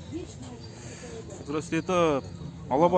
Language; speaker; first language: Russian; non-native, local second language; Kyrgyz